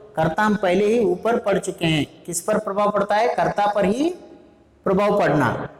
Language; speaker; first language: Hindi; non-native, local second language; Kannada